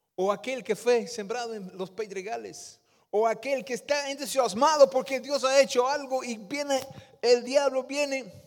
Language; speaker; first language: Spanish; non-native, fluent; Dutch